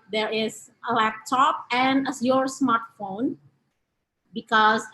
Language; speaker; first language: English; non-native, fluent; Indonesian